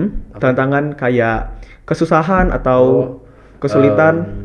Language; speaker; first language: Indonesian; native; Indonesian